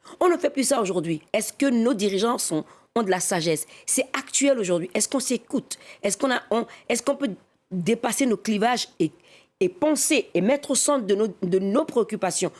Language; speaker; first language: French; non-native, local second language; Fon